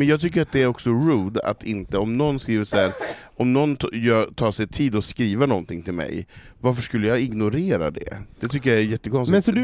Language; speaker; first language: Swedish; native; Swedish